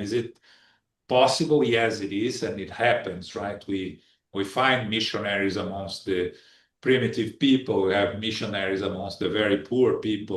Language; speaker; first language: English; non-native, fluent; Portuguese